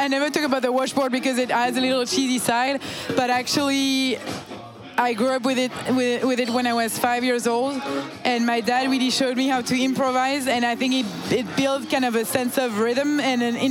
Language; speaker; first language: English; non-native, fluent; French